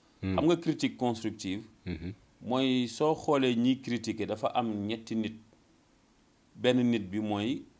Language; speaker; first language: Wolof; native; Wolof